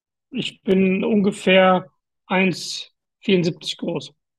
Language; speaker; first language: German; native; German